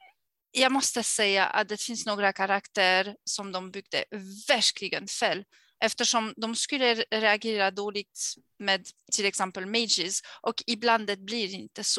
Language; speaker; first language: Swedish; non-native, fluent; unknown